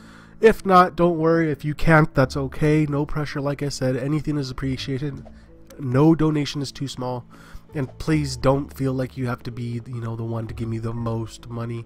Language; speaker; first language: English; native; English